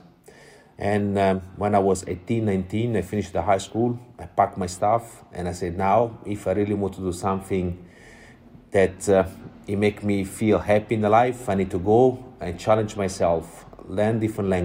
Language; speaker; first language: English; non-native, fluent; Italian